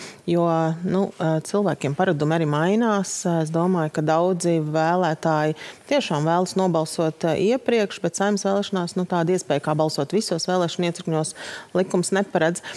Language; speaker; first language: Latvian; native; Latvian